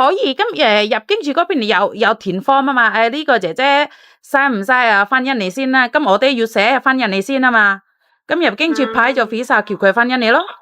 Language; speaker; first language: Cantonese; non-native, fluent; Indonesian